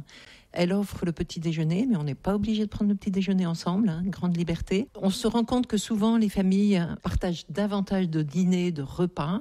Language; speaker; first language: French; native; French